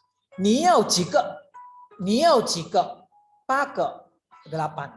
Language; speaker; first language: Chinese; non-native, fluent; Indonesian